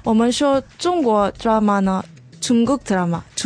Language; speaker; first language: Chinese; non-native, learner; Korean